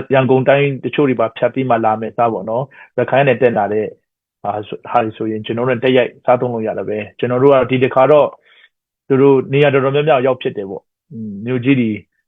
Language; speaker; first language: Burmese; non-native, local second language; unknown